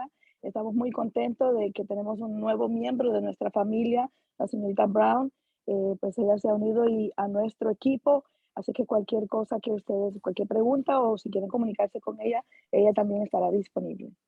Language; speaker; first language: Spanish; native; Spanish